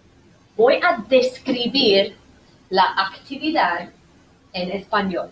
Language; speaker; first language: Spanish; non-native, fluent; English